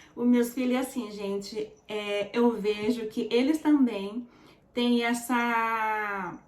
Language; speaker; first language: Portuguese; early bilingual, heritage; Portuguese